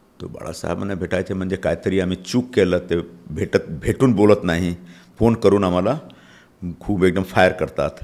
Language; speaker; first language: Marathi; non-native, local second language; Hindi